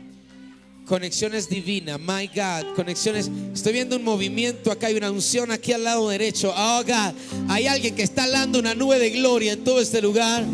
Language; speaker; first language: Spanish; native; Spanish